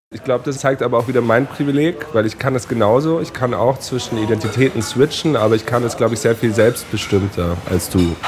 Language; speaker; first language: German; native; German